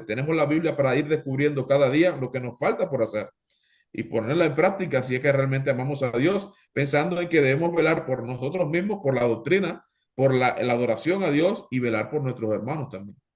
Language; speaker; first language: Spanish; native; Spanish